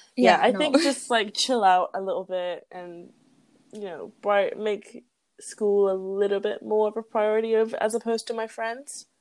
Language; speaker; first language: English; native; English